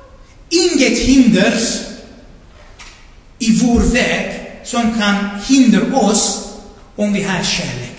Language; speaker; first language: Swedish; non-native, fluent; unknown